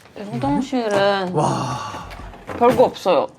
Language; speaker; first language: Korean; non-native, fluent; Indonesian